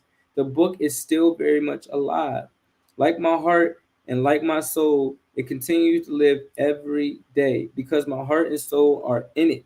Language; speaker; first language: English; native; English